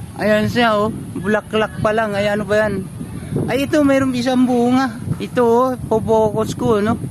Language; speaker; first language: Filipino; non-native, local second language; Cebuano